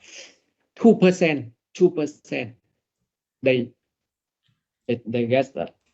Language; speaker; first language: English; non-native, learner; Vietnamese